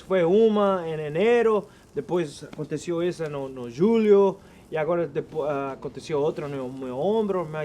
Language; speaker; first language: Portuguese; non-native, learner; Spanish